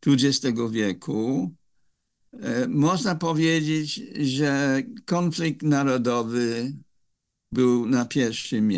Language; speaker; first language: Polish; non-native, fluent; English